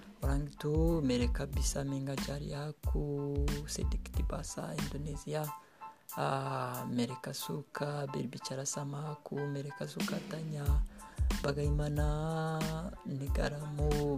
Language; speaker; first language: Indonesian; non-native, learner; Kinyarwanda